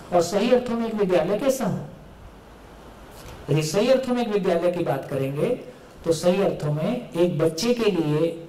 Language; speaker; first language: Hindi; native; Hindi